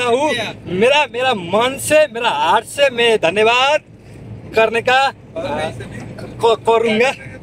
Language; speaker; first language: Hindi; non-native, learner; Nepali